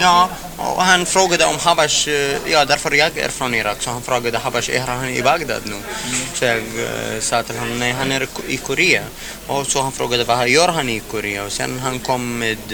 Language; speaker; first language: Swedish; non-native, fluent; Arabic